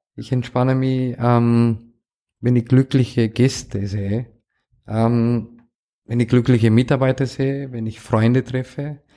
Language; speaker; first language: German; non-native, fluent; Romanian